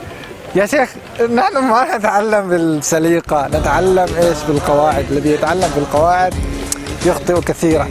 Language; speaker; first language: Arabic; native; Arabic